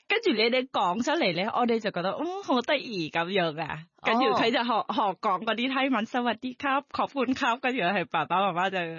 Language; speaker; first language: Cantonese; non-native, learner; Thai